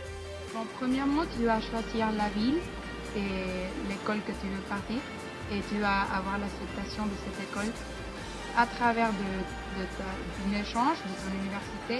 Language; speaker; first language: French; non-native, fluent; Spanish